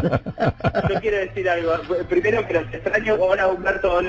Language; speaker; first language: Spanish; native; Spanish